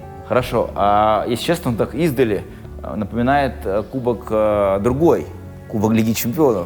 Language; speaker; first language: Russian; native; Russian